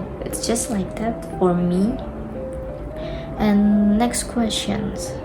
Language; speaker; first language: English; non-native, learner; Indonesian